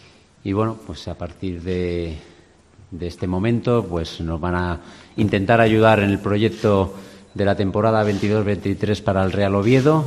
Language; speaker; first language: Spanish; native; Spanish